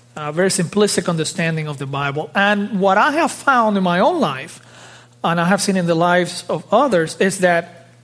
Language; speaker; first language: English; early bilingual, other home language; Spanish